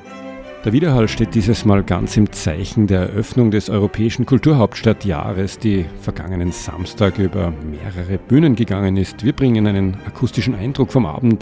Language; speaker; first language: German; native; German